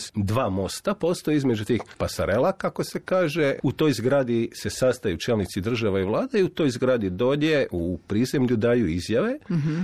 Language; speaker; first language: Croatian; native; Croatian